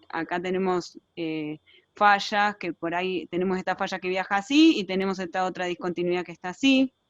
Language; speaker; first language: Spanish; native; Spanish